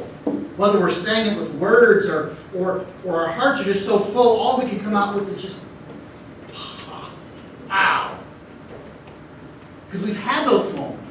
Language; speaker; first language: English; native; English